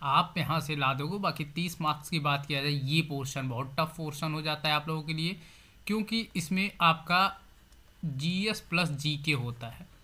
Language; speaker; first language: Hindi; native; Hindi